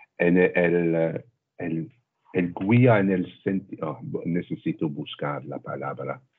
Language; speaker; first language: Spanish; non-native, learner; French